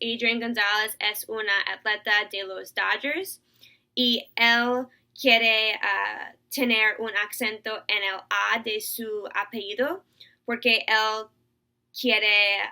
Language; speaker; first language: Spanish; non-native, learner; English